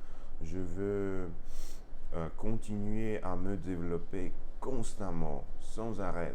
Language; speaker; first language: French; non-native, learner; Russian